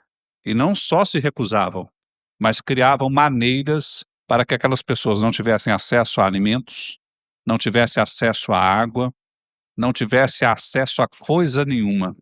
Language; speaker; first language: Portuguese; native; Portuguese